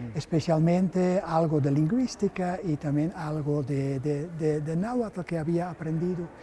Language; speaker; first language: Spanish; non-native, fluent; Dutch